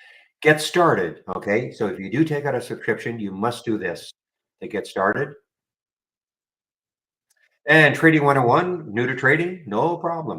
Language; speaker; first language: English; native; English